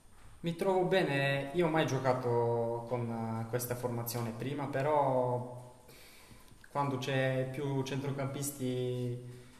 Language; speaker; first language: Italian; non-native, learner; Bulgarian